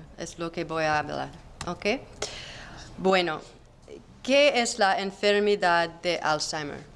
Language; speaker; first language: Spanish; non-native, learner; English